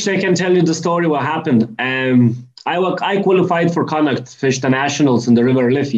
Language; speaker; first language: English; non-native, fluent; Lithuanian